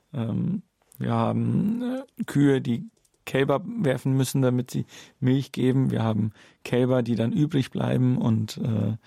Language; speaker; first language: German; native; German